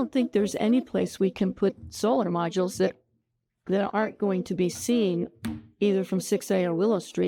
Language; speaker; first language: English; native; English